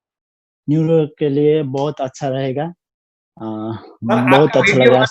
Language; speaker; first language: Hindi; non-native, learner; Nepali